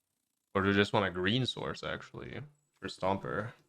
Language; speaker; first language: English; native; English